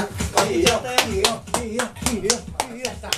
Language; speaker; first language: Japanese; native; Japanese